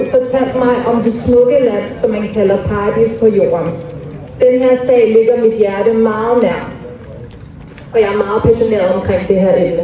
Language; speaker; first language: Danish; early bilingual, other home language; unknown